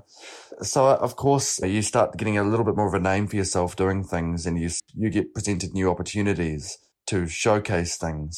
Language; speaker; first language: English; native; English